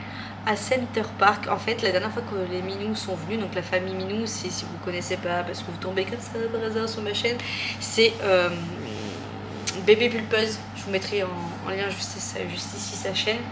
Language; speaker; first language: French; native; French